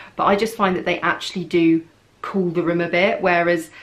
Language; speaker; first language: English; native; English